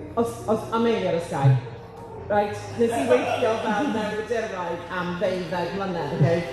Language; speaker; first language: Welsh; non-native, local second language; English